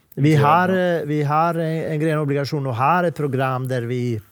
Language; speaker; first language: Swedish; non-native, fluent; Serbian